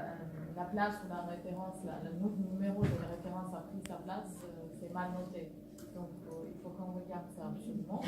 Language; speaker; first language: French; non-native, fluent; Armenian